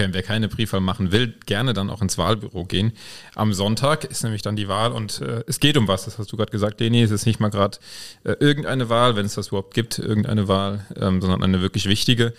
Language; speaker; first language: German; native; German